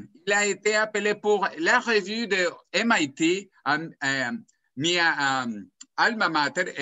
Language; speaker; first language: French; non-native, fluent; Spanish